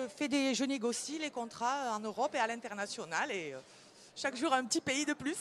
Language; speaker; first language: French; native; French